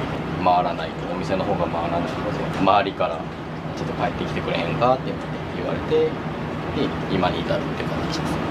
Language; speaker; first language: Japanese; native; Japanese